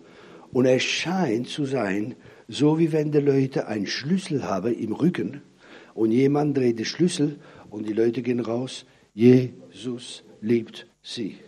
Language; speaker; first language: German; non-native, fluent; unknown